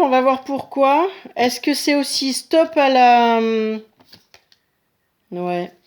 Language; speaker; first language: French; native; French